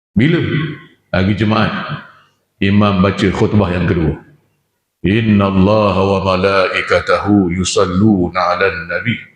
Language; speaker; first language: Malay; native; Malay